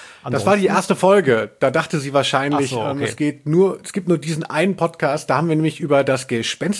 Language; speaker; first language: German; native; German